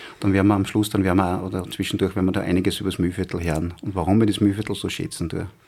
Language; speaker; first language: German; native; German